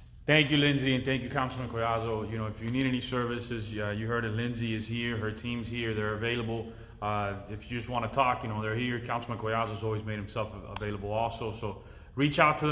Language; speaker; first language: English; early bilingual, other home language; Spanish